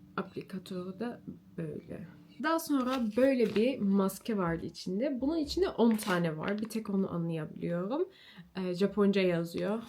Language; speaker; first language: Turkish; early bilingual, heritage; Turkish